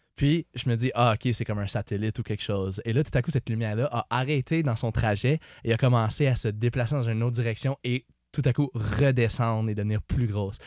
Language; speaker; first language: French; native; French